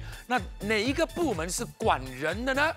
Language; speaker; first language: Chinese; native; Chinese